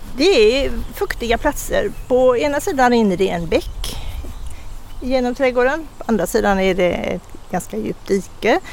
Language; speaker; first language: Swedish; native; Swedish